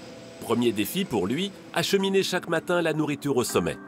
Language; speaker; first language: French; native; French